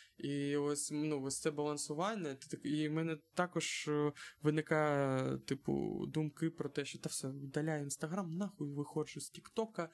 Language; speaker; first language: Ukrainian; non-native, local second language; Russian